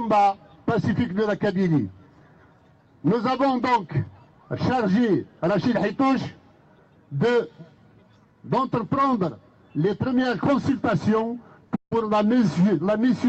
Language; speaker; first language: French; non-native, local second language; Kabyle